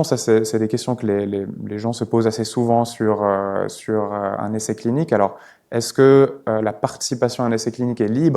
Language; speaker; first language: French; native; French